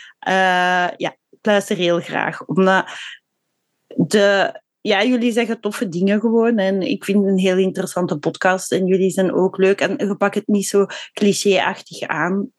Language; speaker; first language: Dutch; native; Dutch